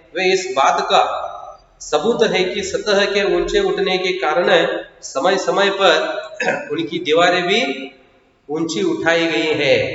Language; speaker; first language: Hindi; non-native, local second language; Kannada